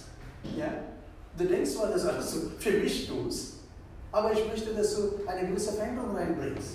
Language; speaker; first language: German; non-native, fluent; Tamil